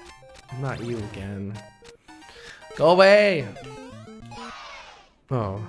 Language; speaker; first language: English; native; English